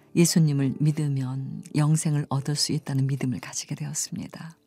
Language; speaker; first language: Korean; non-native, fluent; Persian